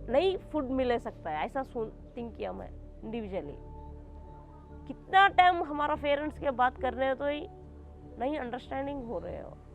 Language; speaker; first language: Hindi; non-native, local second language; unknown